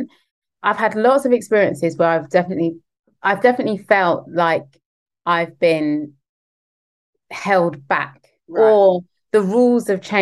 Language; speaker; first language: English; native; English